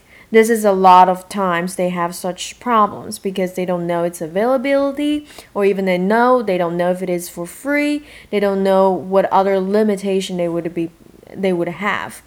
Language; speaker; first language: English; non-native, fluent; Chinese